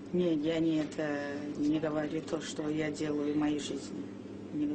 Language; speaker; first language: Russian; non-native, local second language; Azerbaijani